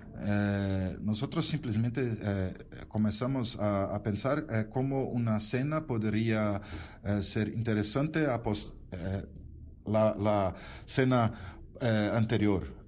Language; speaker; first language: Spanish; non-native, learner; Portuguese